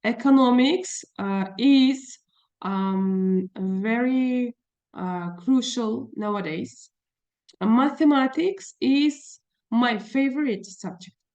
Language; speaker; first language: English; non-native, fluent; Russian